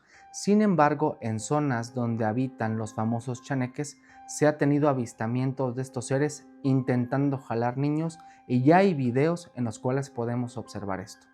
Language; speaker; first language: Spanish; native; Spanish